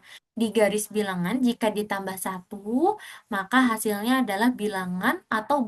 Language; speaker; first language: Indonesian; native; Indonesian